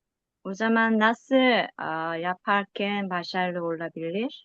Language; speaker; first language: Turkish; non-native, learner; Korean